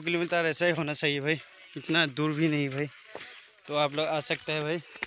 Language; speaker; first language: Hindi; non-native, local second language; Assamese